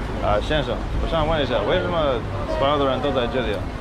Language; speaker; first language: Chinese; non-native, fluent; English